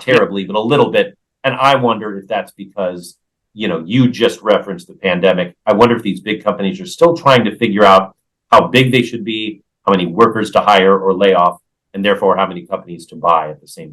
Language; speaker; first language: English; native; English